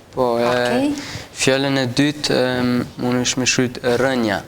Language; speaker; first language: Albanian; early bilingual, heritage; Albanian